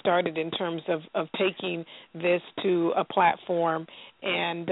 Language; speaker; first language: English; native; English